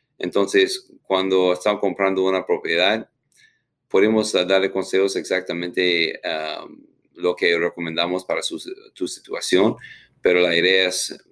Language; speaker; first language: Spanish; non-native, fluent; English